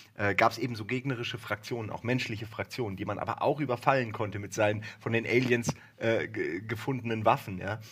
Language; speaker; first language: German; native; German